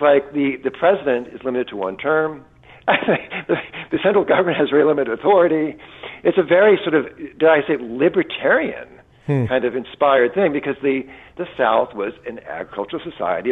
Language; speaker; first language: English; native; English